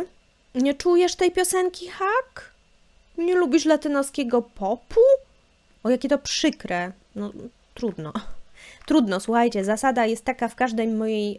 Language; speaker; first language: Polish; native; Polish